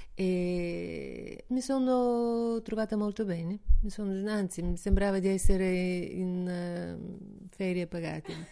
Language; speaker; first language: Italian; non-native, fluent; Bulgarian